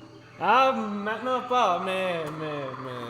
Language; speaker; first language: French; non-native, local second language; German